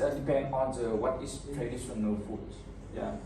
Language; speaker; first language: English; non-native, learner; Vietnamese